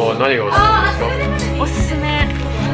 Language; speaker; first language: Japanese; non-native, learner; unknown